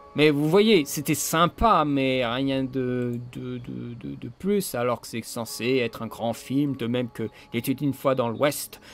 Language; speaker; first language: French; native; French